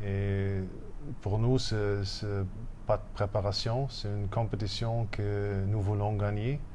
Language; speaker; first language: French; non-native, fluent; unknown